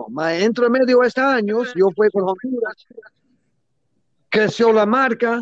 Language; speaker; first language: Spanish; non-native, learner; English